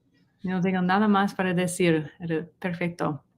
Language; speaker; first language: Spanish; non-native, learner; English